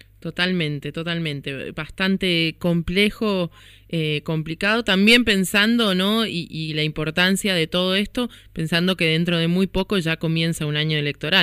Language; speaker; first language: Spanish; native; Spanish